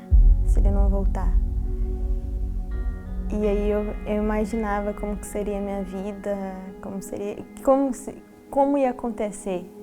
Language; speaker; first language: Portuguese; early bilingual, heritage; Portuguese